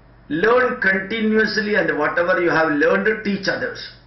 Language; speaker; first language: English; non-native, local second language; Malayalam